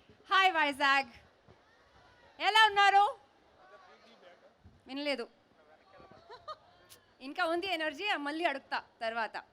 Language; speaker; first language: Telugu; non-native, local second language; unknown